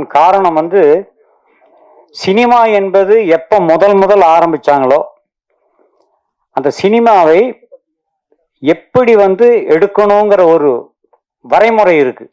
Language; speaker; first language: Tamil; native; Tamil